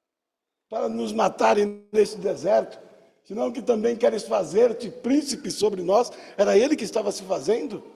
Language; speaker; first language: Portuguese; native; Portuguese